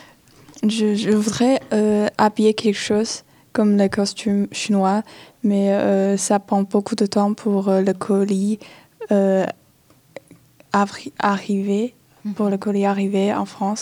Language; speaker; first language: French; non-native, fluent; Chinese